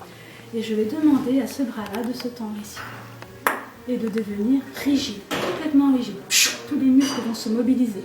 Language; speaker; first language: French; native; French